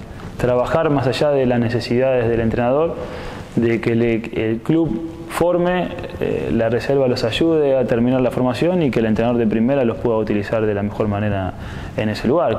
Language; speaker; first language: Spanish; native; Spanish